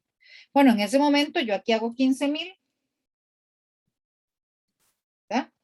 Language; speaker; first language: Spanish; native; Spanish